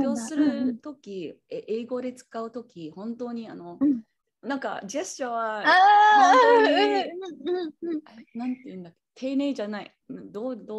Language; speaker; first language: Japanese; non-native, learner; English